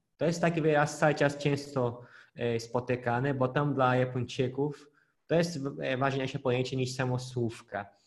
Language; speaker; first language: Polish; non-native, fluent; Portuguese